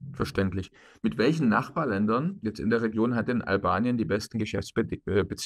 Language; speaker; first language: German; native; German